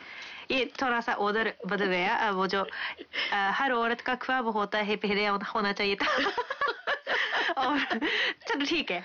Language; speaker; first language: Hindi; non-native, fluent; Japanese